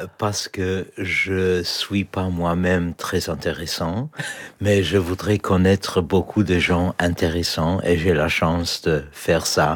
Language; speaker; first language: French; non-native, fluent; English